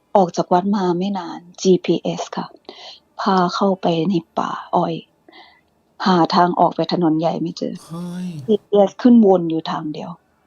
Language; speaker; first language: Thai; early bilingual, other home language; English